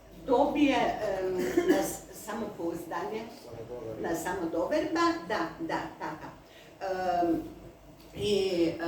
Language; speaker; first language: Macedonian; non-native, learner; Slovenian